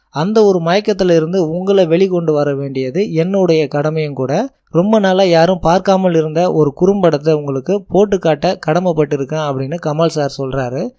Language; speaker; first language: Tamil; native; Tamil